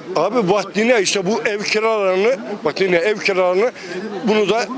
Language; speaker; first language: Turkish; native; Turkish